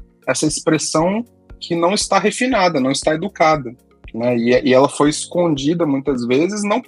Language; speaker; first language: Portuguese; native; Portuguese